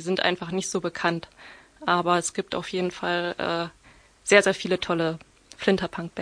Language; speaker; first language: German; native; German